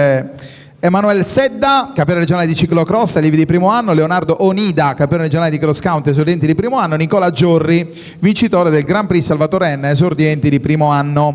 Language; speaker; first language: Italian; native; Italian